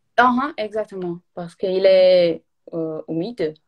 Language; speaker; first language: French; non-native, learner; Portuguese